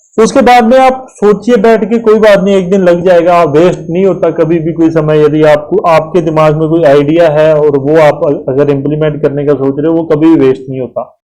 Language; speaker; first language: Hindi; native; Hindi